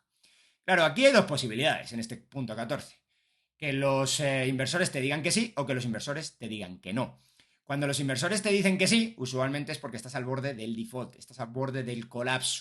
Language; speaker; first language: Spanish; native; Spanish